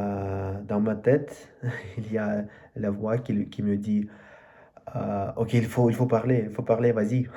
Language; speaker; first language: French; non-native, learner; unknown